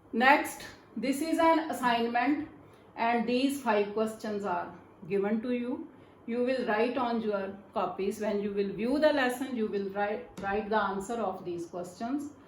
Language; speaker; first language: English; non-native, local second language; Punjabi